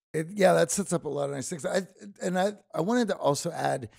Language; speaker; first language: English; native; English